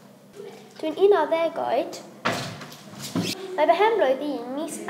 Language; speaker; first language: Welsh; non-native, learner; English